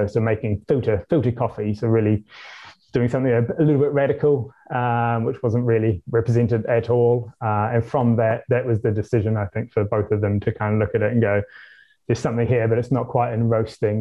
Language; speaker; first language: English; native; English